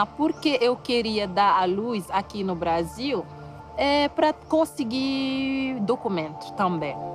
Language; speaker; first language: Portuguese; non-native, fluent; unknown